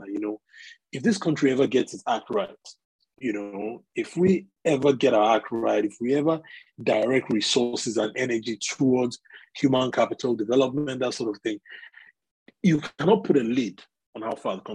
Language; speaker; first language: English; non-native, local second language; Yoruba